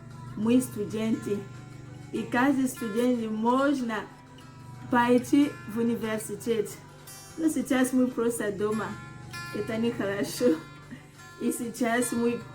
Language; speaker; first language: Russian; non-native, learner; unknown